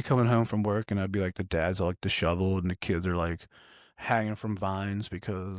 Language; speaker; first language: English; native; English